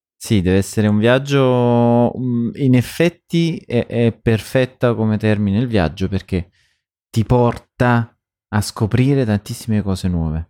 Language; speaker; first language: Italian; native; Italian